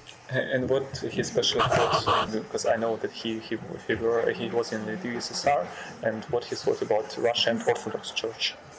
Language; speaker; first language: English; non-native, fluent; Russian